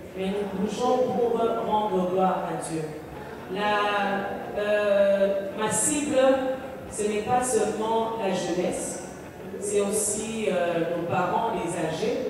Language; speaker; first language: French; non-native, local second language; Lingala